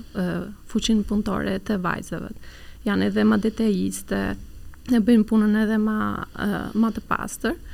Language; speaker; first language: Albanian; early bilingual, heritage; Albanian